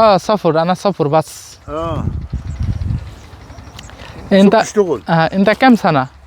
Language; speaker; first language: Arabic; non-native, learner; Bangla